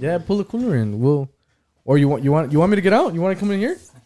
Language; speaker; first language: English; early bilingual, other home language; Spanish